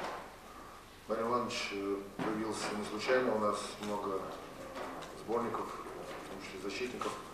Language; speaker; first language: Russian; native; Russian